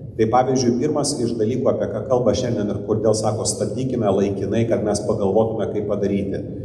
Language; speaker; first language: Lithuanian; non-native, local second language; Polish